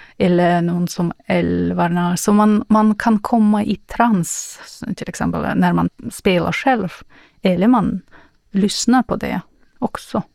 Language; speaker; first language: Swedish; non-native, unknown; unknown